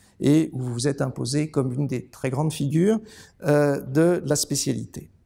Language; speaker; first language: French; native; French